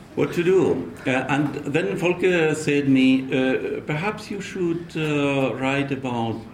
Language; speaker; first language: English; non-native, fluent; Estonian